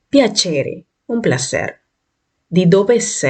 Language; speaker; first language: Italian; non-native, fluent; Spanish